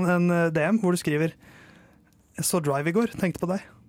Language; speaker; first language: Norwegian; native; Norwegian